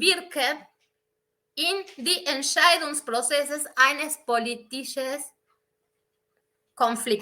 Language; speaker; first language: German; non-native, fluent; Spanish